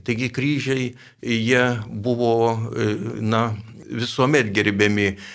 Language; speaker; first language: Lithuanian; native; Lithuanian